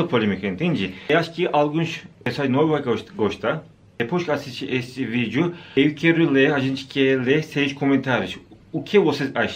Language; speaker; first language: Portuguese; non-native, learner; Turkish